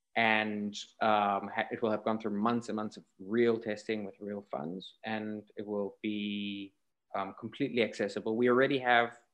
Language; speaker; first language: English; native; English